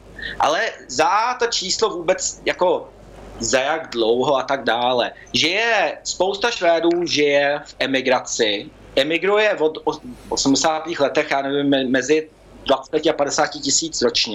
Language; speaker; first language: Czech; early bilingual, heritage; Czech